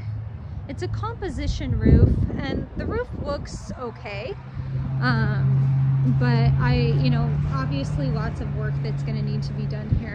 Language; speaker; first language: English; native; English